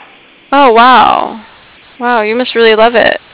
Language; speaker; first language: English; native; English